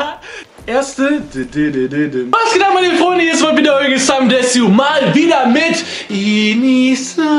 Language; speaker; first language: German; native; German